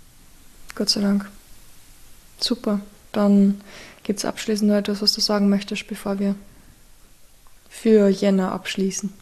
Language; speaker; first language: German; native; German